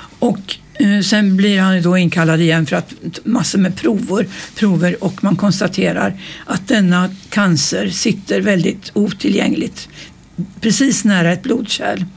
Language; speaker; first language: Swedish; native; Swedish